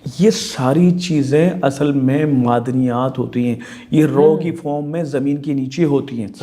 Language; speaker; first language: Urdu; non-native, local second language; Sindhi